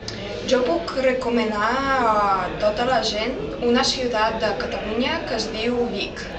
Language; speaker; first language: Catalan; non-native, fluent; Russian